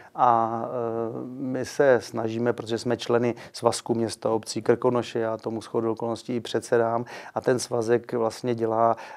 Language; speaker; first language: Czech; native; Czech